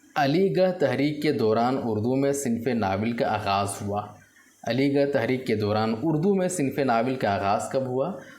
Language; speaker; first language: Urdu; native; Urdu